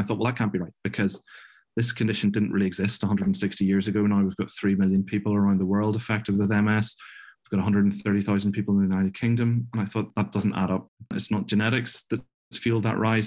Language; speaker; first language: English; native; English